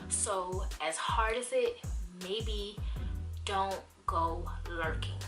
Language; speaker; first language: English; native; English